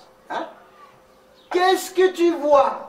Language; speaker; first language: French; non-native, local second language; Arabic